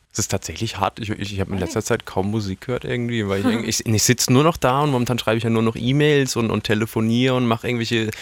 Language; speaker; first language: German; native; German